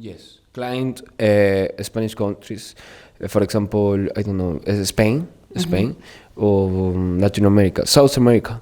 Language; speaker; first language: English; non-native, learner; Spanish